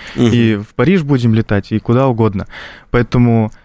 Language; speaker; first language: Russian; native; Russian